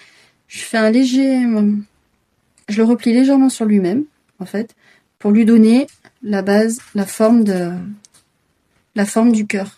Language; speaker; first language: French; native; French